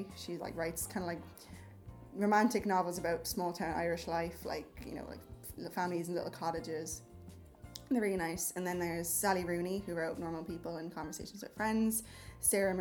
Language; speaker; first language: English; native; English